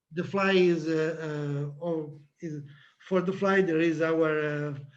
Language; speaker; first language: English; non-native, learner; Italian